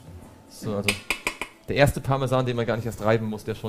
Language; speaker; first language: German; native; German